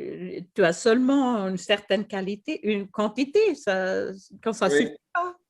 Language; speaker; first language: French; non-native, fluent; Swedish